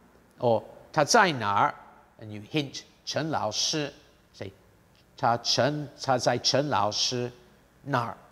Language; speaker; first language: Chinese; non-native, fluent; English